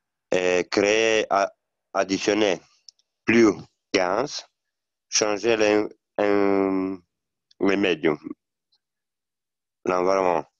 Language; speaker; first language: French; non-native, learner; Italian